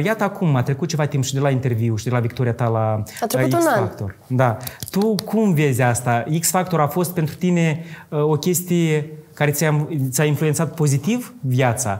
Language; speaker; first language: Romanian; native; Romanian